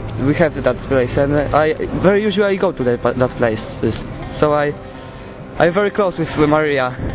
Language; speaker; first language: English; non-native, learner; Polish